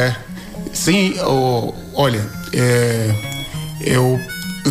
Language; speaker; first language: Portuguese; non-native, learner; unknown